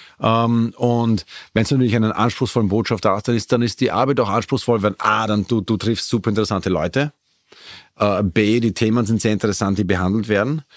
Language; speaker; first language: German; native; German